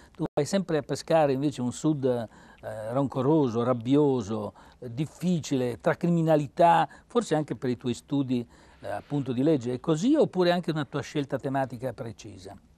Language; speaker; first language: Italian; native; Italian